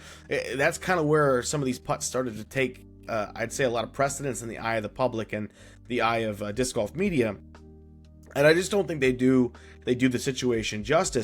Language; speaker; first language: English; native; English